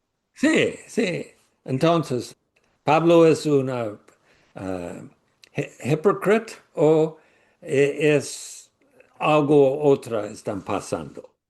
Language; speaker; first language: Spanish; non-native, learner; English